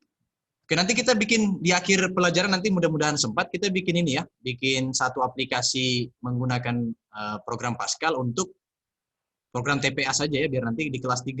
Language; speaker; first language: Indonesian; native; Indonesian